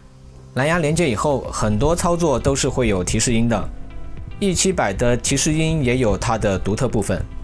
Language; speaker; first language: Chinese; native; Chinese